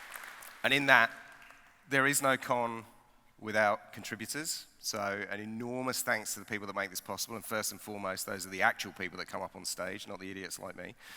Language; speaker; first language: English; native; English